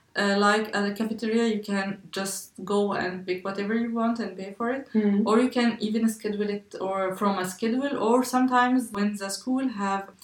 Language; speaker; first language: English; non-native, fluent; Arabic